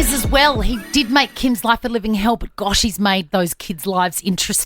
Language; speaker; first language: English; native; English